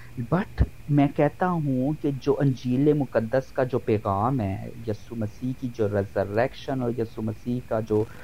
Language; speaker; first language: Urdu; non-native, local second language; Punjabi